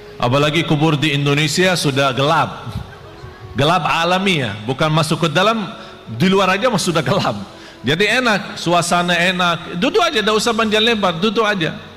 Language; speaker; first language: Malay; non-native, fluent; Arabic